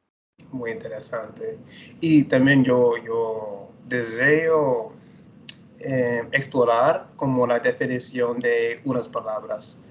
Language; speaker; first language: Spanish; non-native, fluent; English